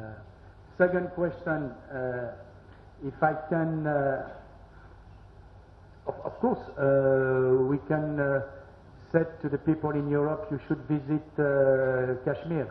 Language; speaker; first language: English; non-native, learner; French